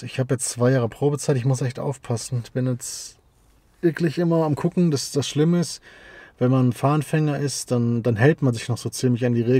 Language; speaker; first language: German; native; German